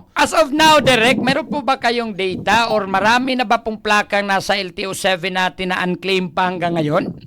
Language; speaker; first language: Filipino; non-native, local second language; Cebuano